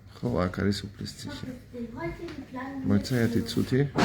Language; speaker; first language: Georgian; non-native, learner; German